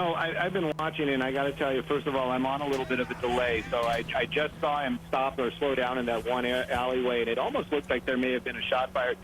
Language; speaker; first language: English; native; English